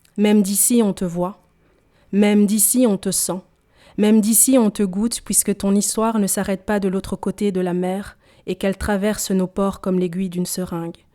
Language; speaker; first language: French; early bilingual, other home language; Swahili